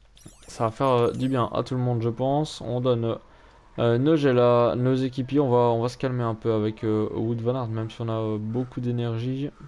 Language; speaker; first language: French; native; French